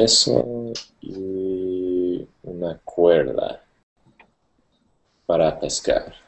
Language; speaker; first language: Spanish; non-native, learner; English